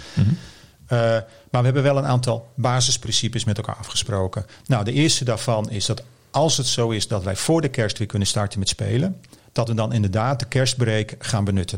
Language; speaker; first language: Dutch; native; Dutch